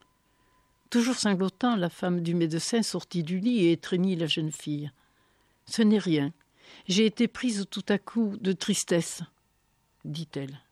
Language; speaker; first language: French; native; French